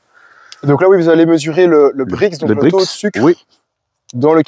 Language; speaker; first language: French; native; French